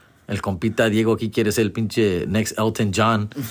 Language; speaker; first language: Spanish; early bilingual, heritage; Spanish